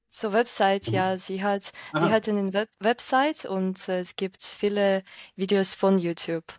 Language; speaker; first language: German; non-native, fluent; Ukrainian